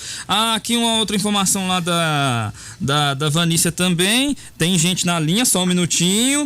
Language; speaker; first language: Portuguese; native; Portuguese